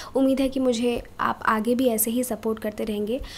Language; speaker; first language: Hindi; non-native, local second language; Marathi